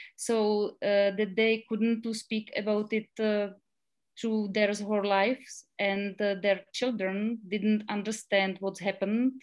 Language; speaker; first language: English; non-native, learner; Czech